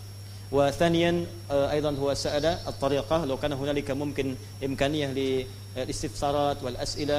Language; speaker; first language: Arabic; non-native, fluent; Indonesian